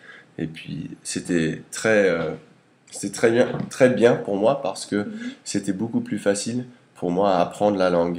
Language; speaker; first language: French; early bilingual, heritage; English